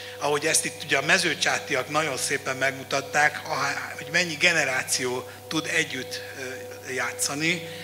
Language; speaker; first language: Hungarian; native; Hungarian